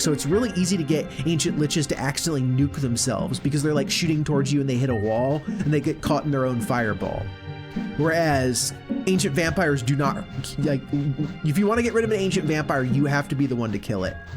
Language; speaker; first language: English; native; English